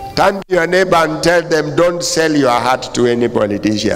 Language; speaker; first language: English; non-native, local second language; Swahili